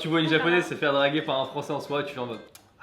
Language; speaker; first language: French; native; French